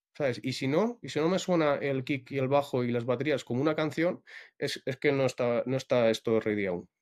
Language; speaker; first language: Spanish; non-native, fluent; Russian